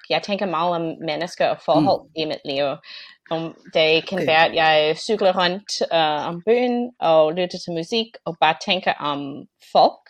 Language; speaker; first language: Danish; non-native, fluent; English